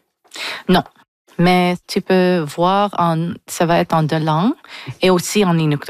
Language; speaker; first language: French; non-native, local second language; English